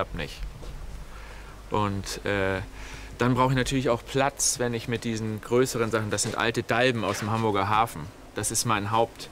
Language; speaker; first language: German; native; German